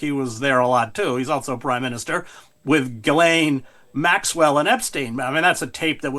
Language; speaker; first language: English; native; English